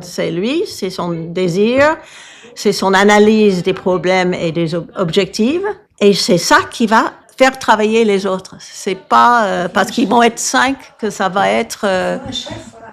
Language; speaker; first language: French; non-native, fluent; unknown